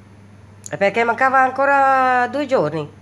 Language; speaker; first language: Italian; non-native, learner; Filipino